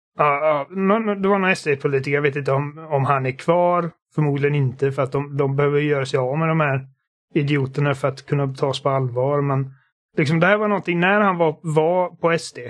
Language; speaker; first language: Swedish; native; Swedish